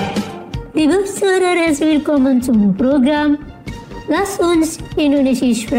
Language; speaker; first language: German; non-native, fluent; Indonesian